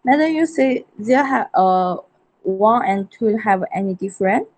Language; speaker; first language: English; non-native, learner; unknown